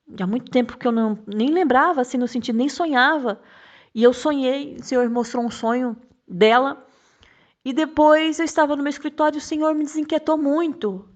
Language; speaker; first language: Portuguese; native; Portuguese